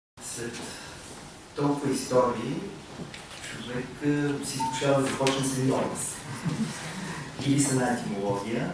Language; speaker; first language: Bulgarian; native; Bulgarian